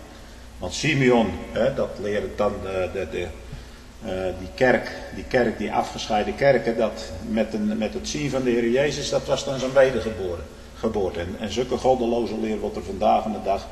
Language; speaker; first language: Dutch; native; Dutch